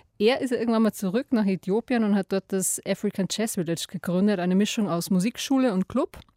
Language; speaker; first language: German; native; German